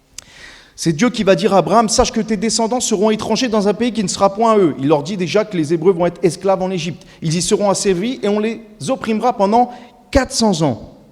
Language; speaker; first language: French; native; French